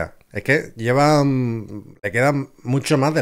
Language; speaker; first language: Spanish; native; Spanish